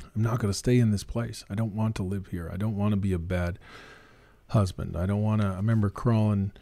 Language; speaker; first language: English; native; English